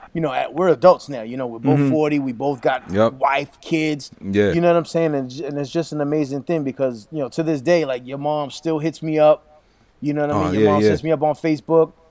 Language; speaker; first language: English; early bilingual, other home language; Spanish